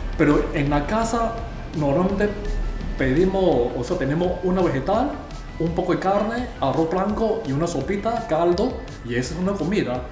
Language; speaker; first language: Spanish; non-native, fluent; Chinese